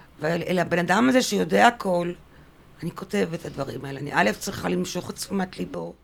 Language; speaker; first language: Hebrew; early bilingual, other home language; French